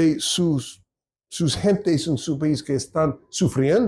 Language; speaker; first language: Spanish; non-native, fluent; English